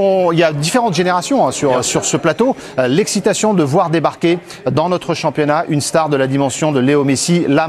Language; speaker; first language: French; native; French